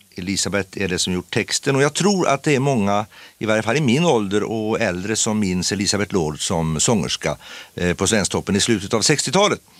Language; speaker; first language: Swedish; native; Swedish